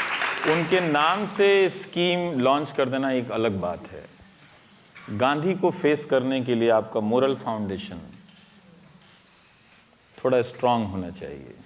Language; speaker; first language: Hindi; native; Hindi